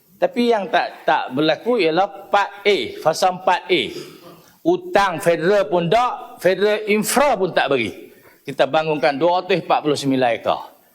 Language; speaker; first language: Malay; native; Malay